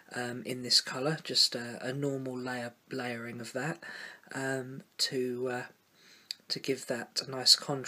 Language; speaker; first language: English; native; English